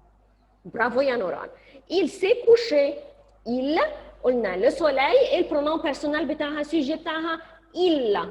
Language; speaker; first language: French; non-native, fluent; Arabic